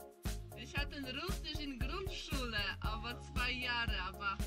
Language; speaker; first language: German; non-native, learner; Polish